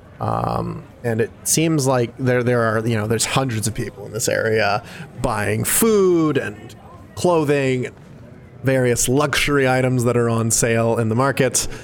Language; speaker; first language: English; native; English